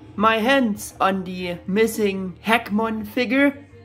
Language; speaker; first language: English; non-native, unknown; German